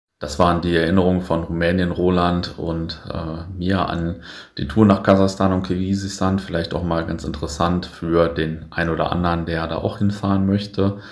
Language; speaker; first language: German; native; German